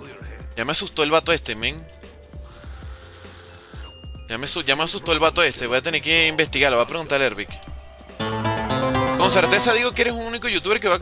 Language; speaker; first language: Spanish; native; Spanish